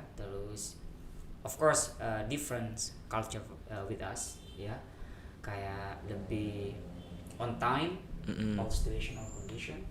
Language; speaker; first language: English; non-native, fluent; Indonesian